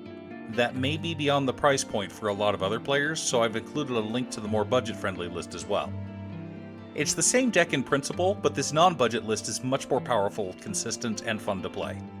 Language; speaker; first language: English; native; English